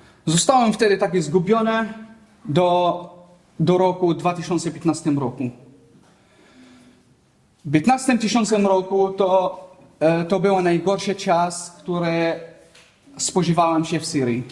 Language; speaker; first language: Polish; non-native, learner; Arabic